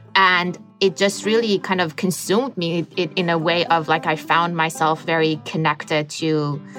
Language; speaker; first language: English; non-native, fluent; Persian